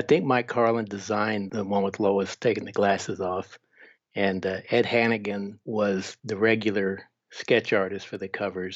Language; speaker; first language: English; native; English